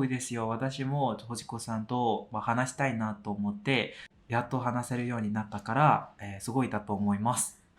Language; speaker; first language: Japanese; non-native, fluent; Burmese